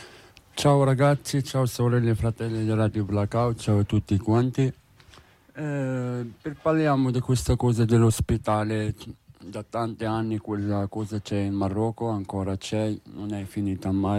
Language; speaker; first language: Italian; non-native, learner; Arabic